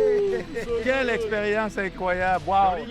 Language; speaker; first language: French; native; French